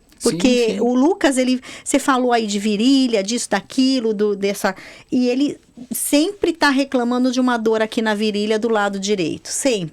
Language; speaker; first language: Portuguese; native; Portuguese